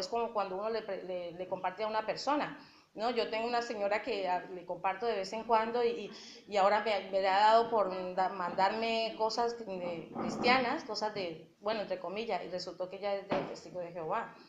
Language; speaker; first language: Spanish; native; Spanish